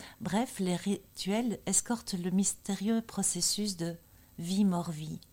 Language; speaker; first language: French; native; French